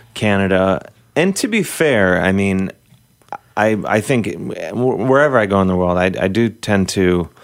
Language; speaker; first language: English; native; English